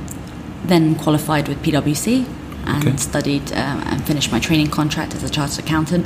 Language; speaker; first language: English; native; English